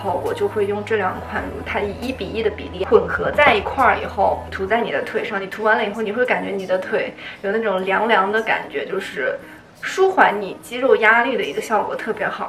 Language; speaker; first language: Chinese; native; Chinese